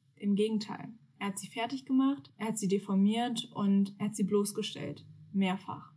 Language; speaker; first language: German; early bilingual, other home language; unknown